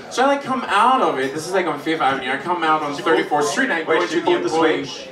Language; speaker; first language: English; non-native, fluent; French